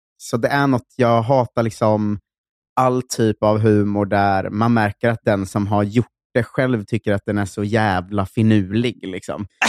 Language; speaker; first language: Swedish; native; Swedish